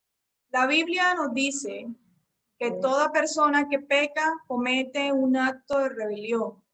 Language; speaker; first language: Spanish; native; Spanish